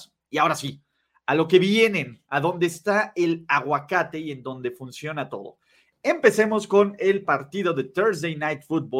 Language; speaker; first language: Spanish; native; Spanish